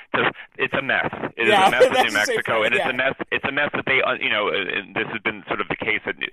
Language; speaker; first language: English; native; English